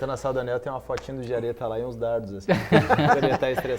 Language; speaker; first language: Portuguese; native; Portuguese